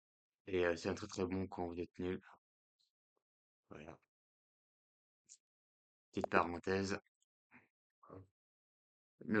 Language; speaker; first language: French; native; French